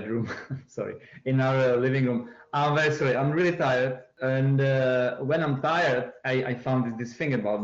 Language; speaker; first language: English; non-native, fluent; Czech